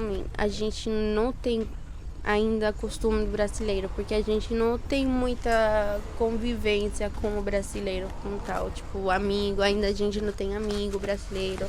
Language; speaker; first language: Portuguese; non-native, fluent; Spanish